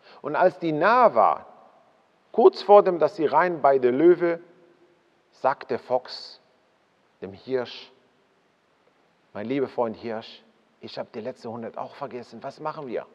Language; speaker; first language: German; non-native, fluent; Hebrew